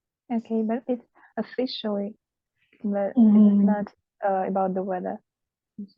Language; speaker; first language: English; non-native, learner; Russian